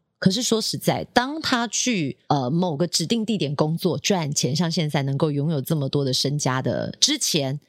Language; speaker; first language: Chinese; native; Chinese